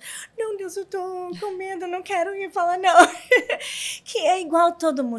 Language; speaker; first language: Portuguese; non-native, learner; English